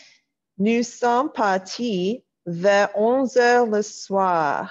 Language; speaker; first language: French; non-native, fluent; English